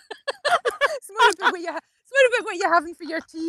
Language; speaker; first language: English; native; English